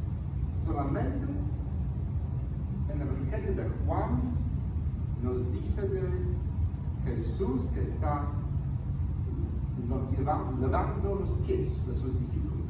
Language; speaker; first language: Spanish; non-native, fluent; Polish